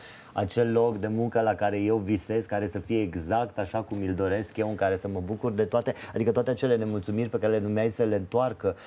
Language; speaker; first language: Romanian; native; Romanian